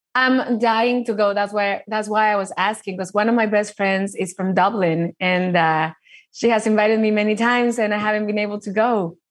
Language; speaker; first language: English; non-native, fluent; Spanish